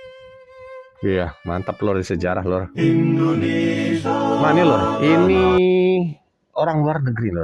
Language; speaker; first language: Indonesian; native; Indonesian